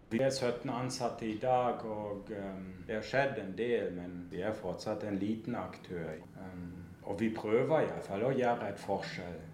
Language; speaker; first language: Norwegian; non-native, fluent; German